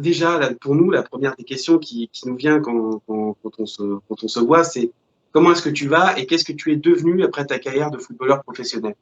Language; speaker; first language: French; native; French